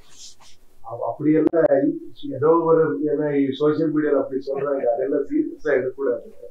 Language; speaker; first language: Tamil; non-native, learner; Kannada